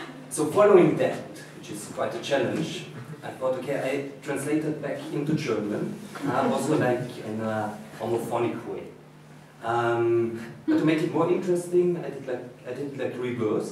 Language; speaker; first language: English; non-native, fluent; German